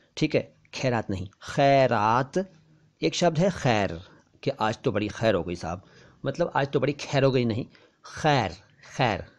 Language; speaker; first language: Urdu; native; Urdu